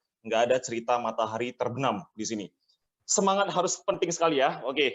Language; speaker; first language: Indonesian; native; Indonesian